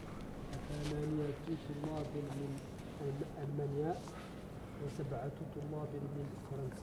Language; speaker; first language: Arabic; non-native, learner; French